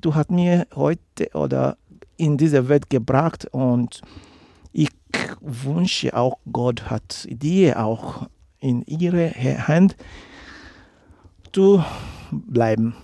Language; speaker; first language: German; non-native, learner; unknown